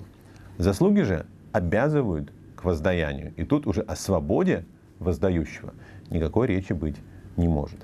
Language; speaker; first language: Russian; native; Russian